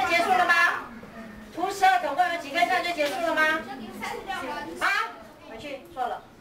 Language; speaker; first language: Chinese; native; Chinese